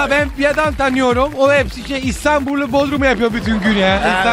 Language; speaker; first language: Turkish; non-native, learner; Italian